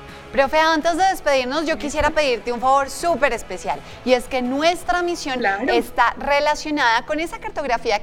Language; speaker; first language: Spanish; native; Spanish